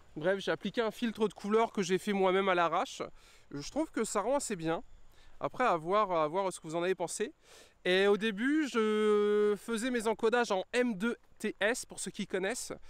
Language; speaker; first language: French; native; French